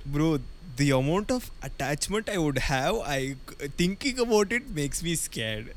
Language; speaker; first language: English; non-native, local second language; Tamil